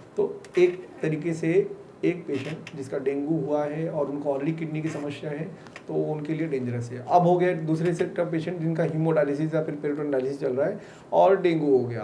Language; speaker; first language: Hindi; native; Hindi